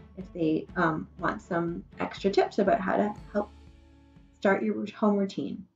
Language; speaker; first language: English; native; English